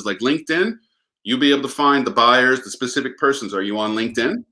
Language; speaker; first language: English; native; English